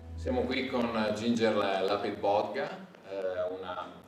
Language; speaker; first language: Italian; native; Italian